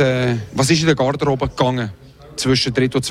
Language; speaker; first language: German; native; German